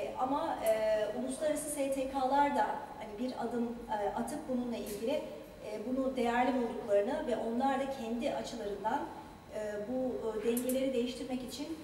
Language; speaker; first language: Turkish; native; Turkish